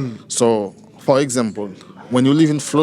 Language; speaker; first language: English; non-native, learner; Haitian Creole